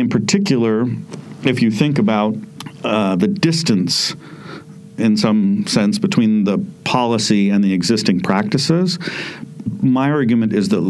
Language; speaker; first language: English; native; English